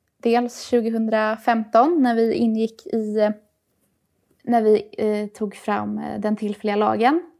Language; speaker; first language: Swedish; early bilingual, other home language; Persian